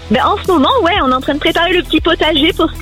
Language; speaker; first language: French; native; French